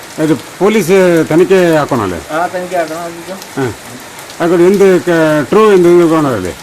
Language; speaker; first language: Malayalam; non-native, local second language; Kannada